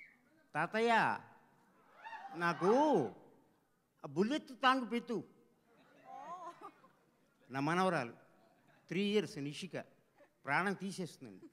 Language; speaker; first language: Telugu; native; Telugu